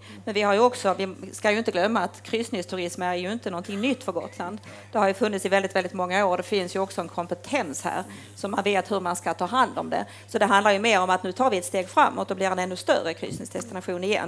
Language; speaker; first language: Swedish; native; Swedish